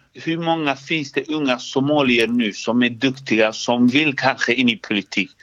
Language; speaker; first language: Swedish; early bilingual, other home language; Somali